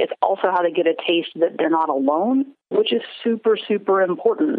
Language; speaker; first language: English; native; English